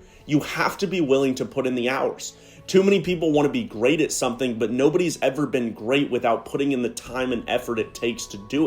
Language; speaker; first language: English; native; English